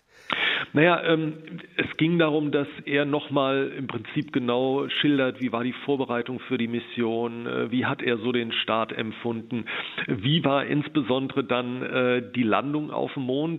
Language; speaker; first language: German; native; German